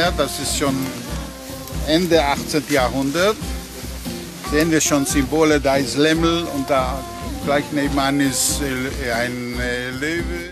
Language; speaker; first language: German; non-native, fluent; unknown